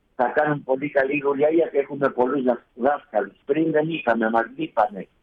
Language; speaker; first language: Greek; early bilingual, heritage; Greek